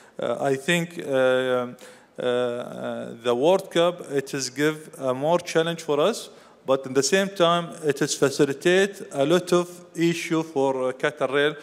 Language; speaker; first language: English; non-native, fluent; Arabic